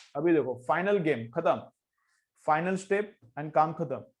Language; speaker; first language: Hindi; non-native, local second language; Marathi